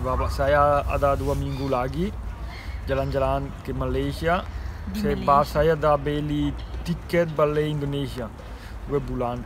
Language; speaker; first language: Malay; non-native, learner; Italian